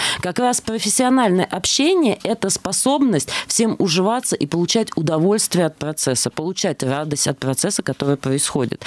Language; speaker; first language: Russian; native; Russian